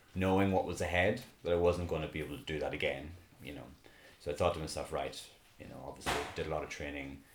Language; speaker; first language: English; native; English